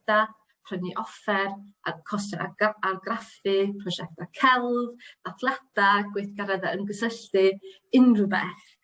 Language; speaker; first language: Welsh; native; Welsh